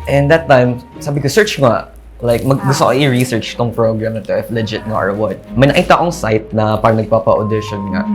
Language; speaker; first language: Filipino; early bilingual, heritage; Filipino